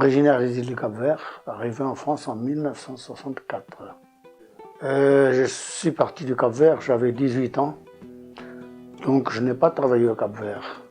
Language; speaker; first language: French; non-native, fluent; Portuguese